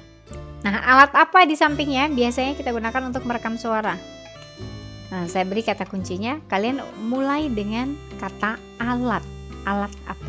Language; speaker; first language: Indonesian; native; Indonesian